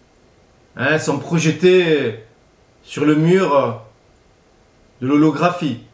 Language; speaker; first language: French; native; French